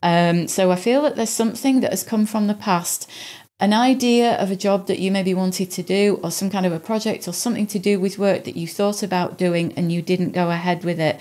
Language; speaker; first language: English; native; English